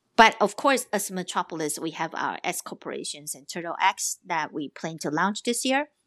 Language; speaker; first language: English; non-native, fluent; Chinese